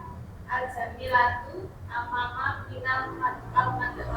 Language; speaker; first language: Arabic; non-native, learner; Indonesian